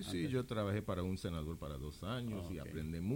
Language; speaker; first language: Spanish; non-native, local second language; English